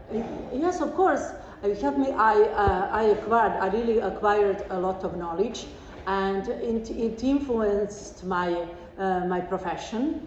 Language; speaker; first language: English; non-native, fluent; Serbian